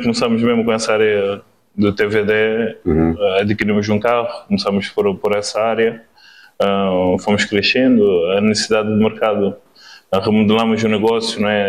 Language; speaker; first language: Portuguese; non-native, local second language; Kabuverdianu